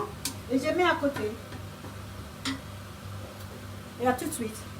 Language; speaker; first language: French; non-native, fluent; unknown